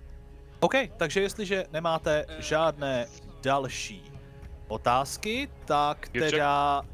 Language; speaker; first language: Czech; native; Czech